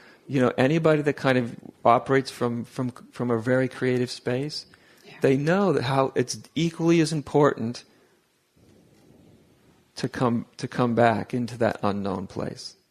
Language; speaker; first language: English; native; English